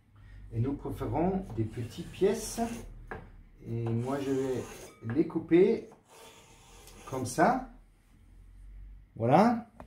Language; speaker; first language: French; non-native, learner; German